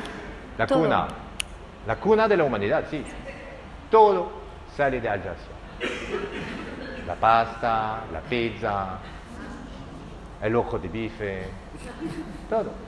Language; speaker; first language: Spanish; non-native, learner; French